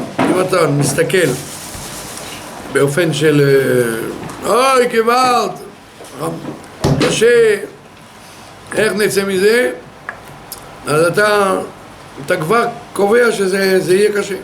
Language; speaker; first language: Hebrew; non-native, fluent; French